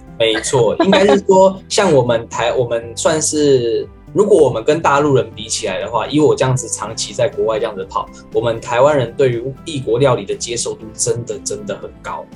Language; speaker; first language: Chinese; native; Chinese